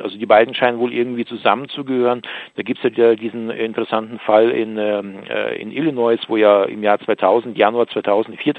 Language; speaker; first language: German; native; German